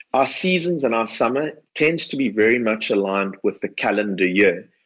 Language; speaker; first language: English; native; English